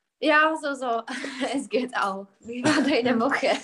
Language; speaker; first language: German; non-native, fluent; Czech